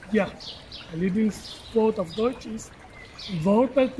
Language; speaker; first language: German; non-native, fluent; Spanish